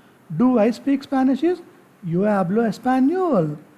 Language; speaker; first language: Spanish; non-native, learner; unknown